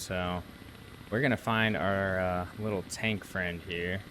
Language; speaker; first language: English; native; English